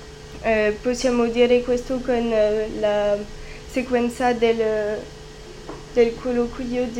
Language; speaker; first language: Italian; non-native, learner; French